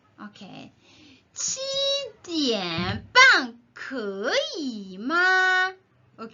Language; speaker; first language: Chinese; non-native, learner; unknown